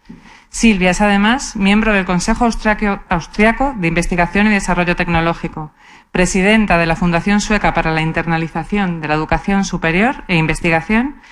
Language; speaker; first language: Spanish; native; Spanish